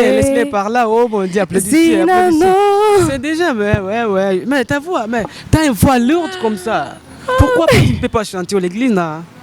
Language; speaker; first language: French; non-native, local second language; Rundi